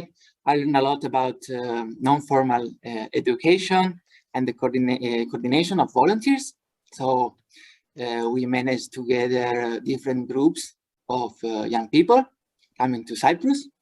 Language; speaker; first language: English; non-native, fluent; Italian